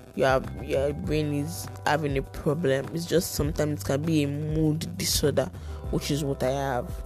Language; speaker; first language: English; non-native, local second language; Yoruba